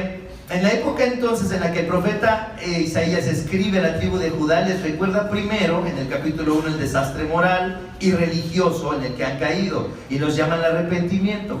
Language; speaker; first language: Spanish; native; Spanish